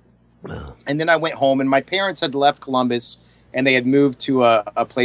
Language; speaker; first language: English; native; English